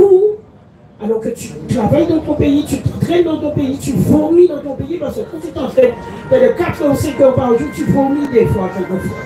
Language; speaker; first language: French; native; French